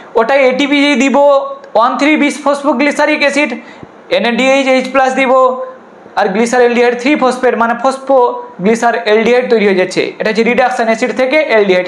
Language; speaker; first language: Bangla; non-native, local second language; Hindi